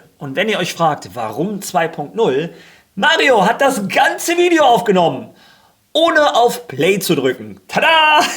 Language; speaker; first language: German; early bilingual, other home language; Spanish